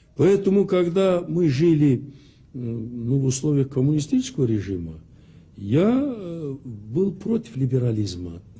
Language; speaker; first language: Russian; non-native, local second language; Azerbaijani